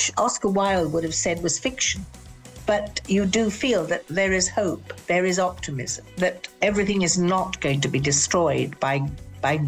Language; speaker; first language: English; native; English